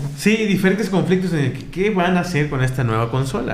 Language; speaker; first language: Spanish; native; Spanish